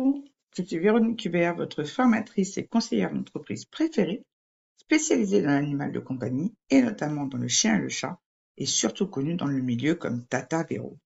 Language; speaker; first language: French; native; French